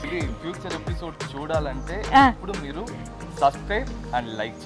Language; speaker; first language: Telugu; non-native, fluent; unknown